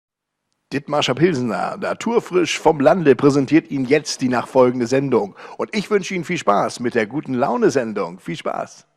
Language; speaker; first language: German; native; German